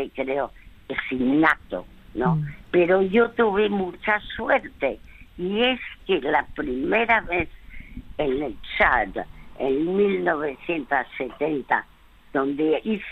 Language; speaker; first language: Spanish; early bilingual, other home language; French